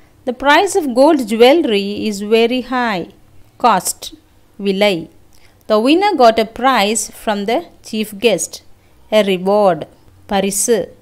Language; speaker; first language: English; non-native, local second language; Tamil